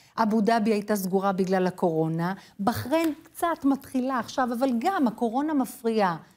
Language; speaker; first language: Hebrew; non-native, fluent; English